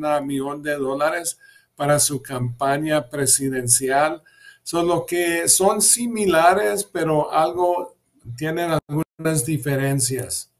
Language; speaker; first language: Spanish; early bilingual, heritage; English